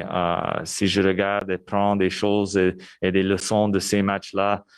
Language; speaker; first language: French; non-native, local second language; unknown